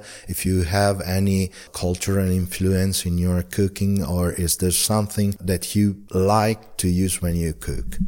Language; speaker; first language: English; non-native, fluent; Italian